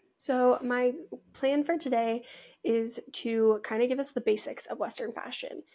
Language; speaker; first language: English; native; English